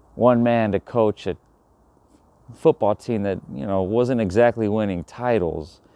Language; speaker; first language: English; native; English